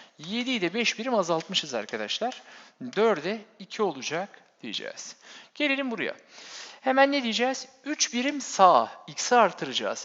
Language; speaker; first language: Turkish; native; Turkish